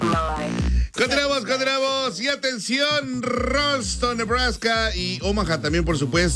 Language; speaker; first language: Spanish; native; Spanish